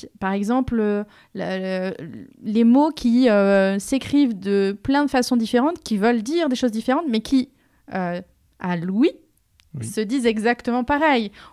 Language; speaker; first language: French; native; French